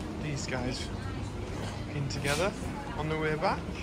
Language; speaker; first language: English; native; English